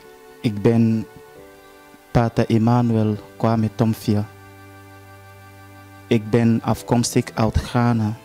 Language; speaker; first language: Dutch; non-native, fluent; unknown